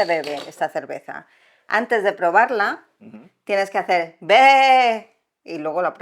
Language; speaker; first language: Spanish; native; Spanish